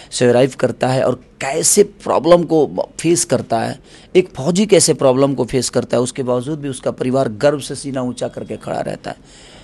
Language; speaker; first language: Hindi; native; Hindi